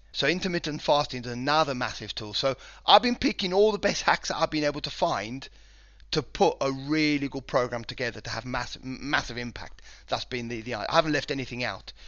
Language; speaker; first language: English; non-native, fluent; Spanish